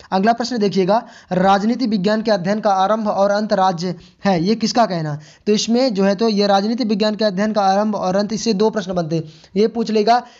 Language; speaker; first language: Hindi; native; Hindi